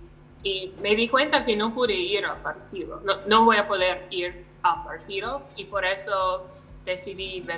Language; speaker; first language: Spanish; non-native, learner; English